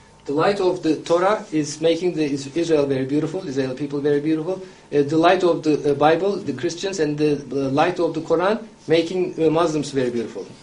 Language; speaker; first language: English; non-native, fluent; Turkish